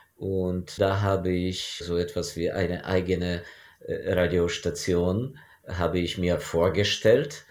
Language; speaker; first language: German; non-native, fluent; Ukrainian